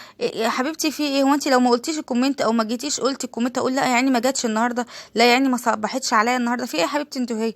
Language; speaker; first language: Arabic; native; Arabic